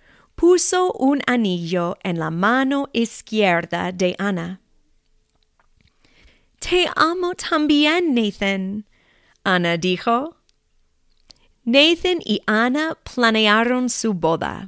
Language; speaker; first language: Spanish; non-native, fluent; English